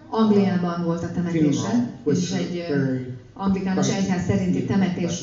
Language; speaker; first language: Hungarian; native; Hungarian